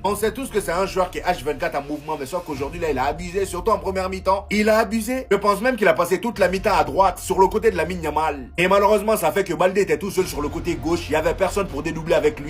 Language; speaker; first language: French; native; French